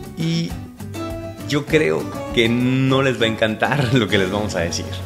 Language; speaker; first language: Spanish; native; Spanish